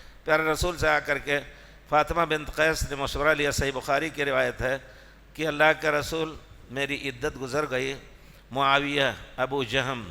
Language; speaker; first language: Urdu; native; Urdu